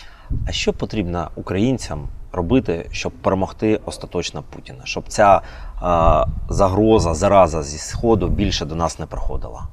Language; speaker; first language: Ukrainian; native; Ukrainian